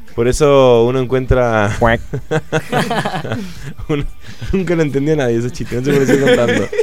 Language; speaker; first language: Spanish; native; Spanish